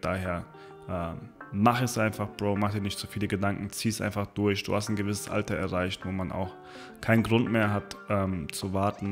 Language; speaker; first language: German; native; German